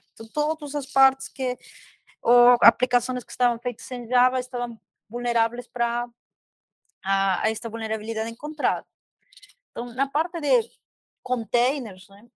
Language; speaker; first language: Portuguese; non-native, fluent; Spanish